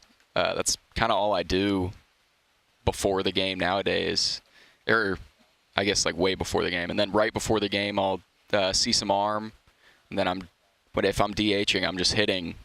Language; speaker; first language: English; native; English